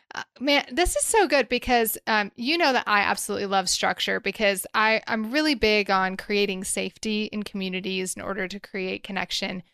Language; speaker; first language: English; native; English